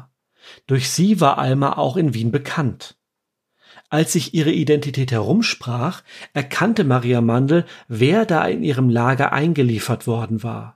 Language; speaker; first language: German; native; German